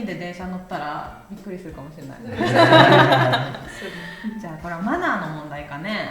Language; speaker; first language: Japanese; native; Japanese